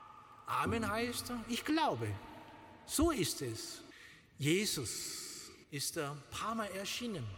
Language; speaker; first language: German; non-native, learner; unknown